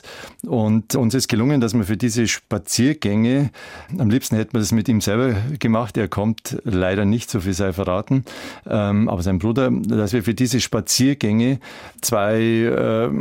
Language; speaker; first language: German; native; German